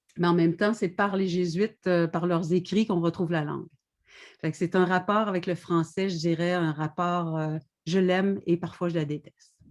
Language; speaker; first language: French; native; French